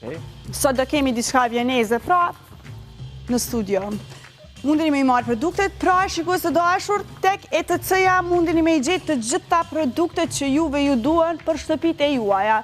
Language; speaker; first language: Albanian; native; Albanian